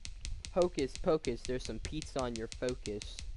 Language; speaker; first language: English; native; English